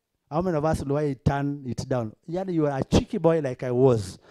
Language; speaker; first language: English; non-native, local second language; Swahili